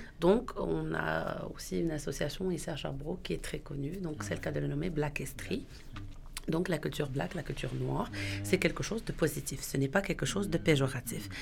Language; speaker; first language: French; non-native, local second language; Arabic